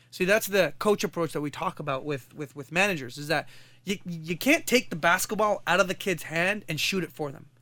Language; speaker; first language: English; non-native, fluent; Arabic